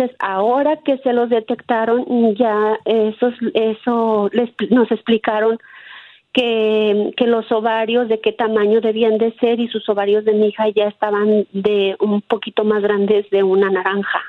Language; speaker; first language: Spanish; native; Spanish